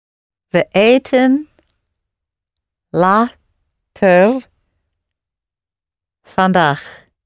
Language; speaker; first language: Dutch; non-native, learner; English